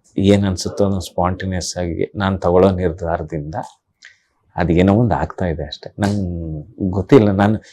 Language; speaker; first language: Kannada; native; Kannada